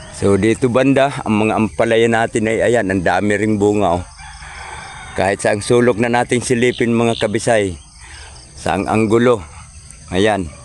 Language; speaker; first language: Filipino; non-native, local second language; Cebuano